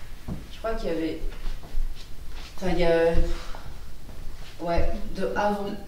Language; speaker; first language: French; native; French